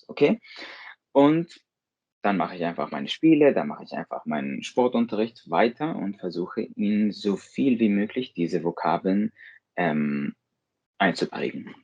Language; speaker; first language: German; non-native, fluent; Spanish